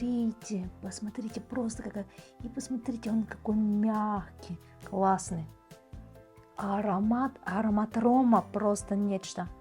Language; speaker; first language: Russian; non-native, fluent; Bulgarian